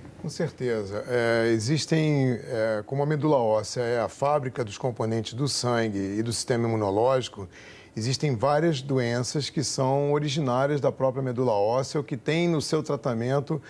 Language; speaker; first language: Portuguese; native; Portuguese